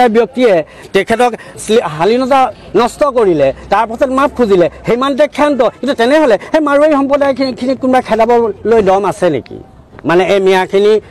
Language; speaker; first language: Assamese; native; Assamese